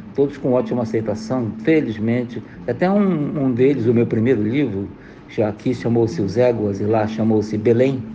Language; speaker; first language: Portuguese; native; Portuguese